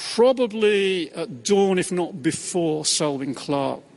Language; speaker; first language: English; native; English